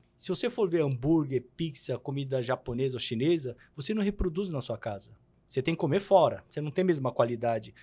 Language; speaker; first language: Portuguese; early bilingual, other home language; Korean